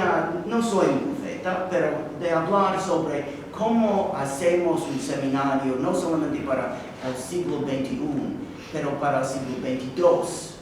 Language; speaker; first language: Spanish; non-native, fluent; English